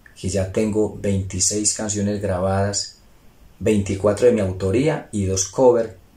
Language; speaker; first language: Spanish; native; Spanish